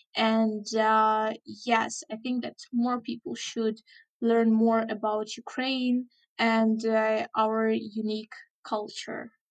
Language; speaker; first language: English; non-native, fluent; Ukrainian